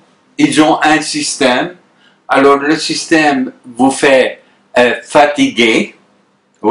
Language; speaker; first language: French; non-native, fluent; Arabic